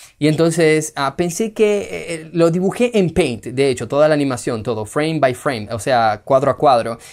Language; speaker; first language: Spanish; native; Spanish